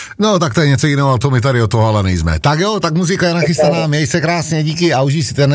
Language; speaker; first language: Czech; native; Czech